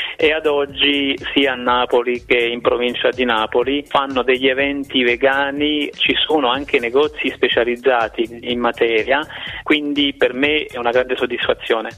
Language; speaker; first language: Italian; native; Italian